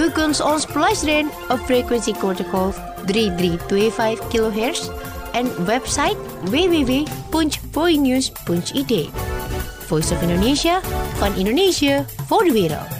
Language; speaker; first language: Dutch; non-native, fluent; Indonesian